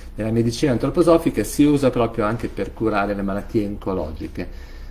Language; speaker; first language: Italian; native; Italian